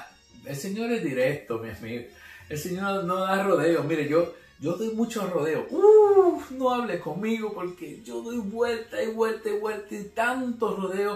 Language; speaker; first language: Spanish; native; Spanish